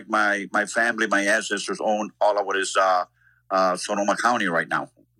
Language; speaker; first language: English; native; English